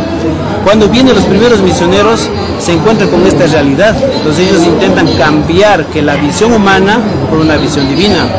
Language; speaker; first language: Spanish; native; Spanish